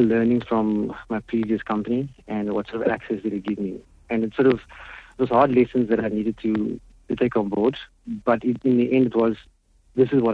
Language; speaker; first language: English; native; English